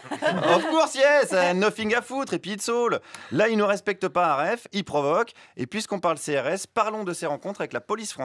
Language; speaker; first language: French; native; French